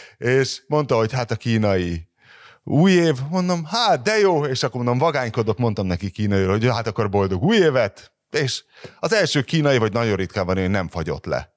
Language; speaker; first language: Hungarian; native; Hungarian